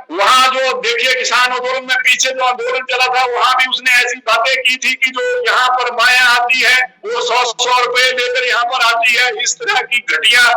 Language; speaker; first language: Hindi; native; Hindi